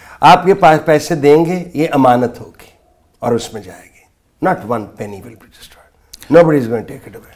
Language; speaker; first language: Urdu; non-native, local second language; Punjabi